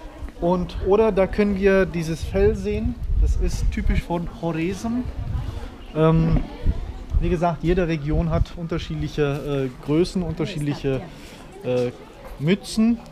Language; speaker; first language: German; non-native, fluent; Uzbek